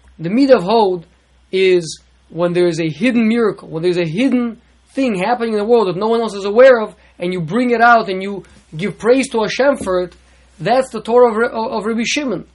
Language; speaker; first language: English; native; English